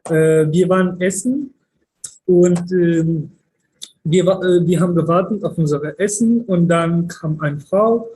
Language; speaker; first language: German; early bilingual, other home language; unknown